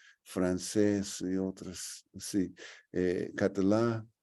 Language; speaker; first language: Portuguese; non-native, fluent; English